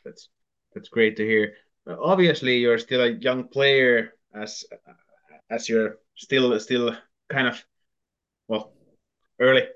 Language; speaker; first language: English; non-native, fluent; Finnish